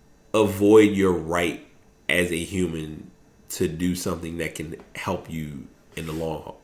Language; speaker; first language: English; native; English